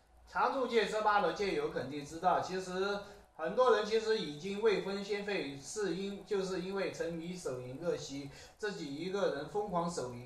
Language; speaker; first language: Chinese; native; Chinese